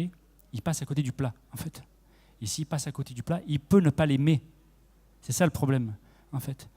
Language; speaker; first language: French; native; French